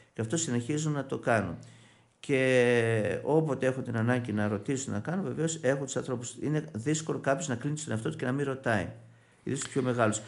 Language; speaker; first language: Greek; native; Greek